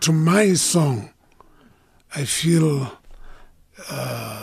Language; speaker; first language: English; non-native, local second language; Shona